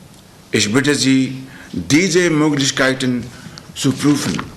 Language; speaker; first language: German; non-native, learner; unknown